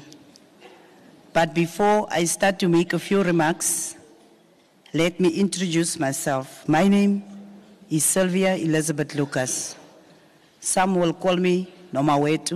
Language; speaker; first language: English; non-native, local second language; Afrikaans